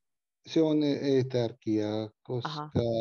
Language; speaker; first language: Finnish; non-native, learner; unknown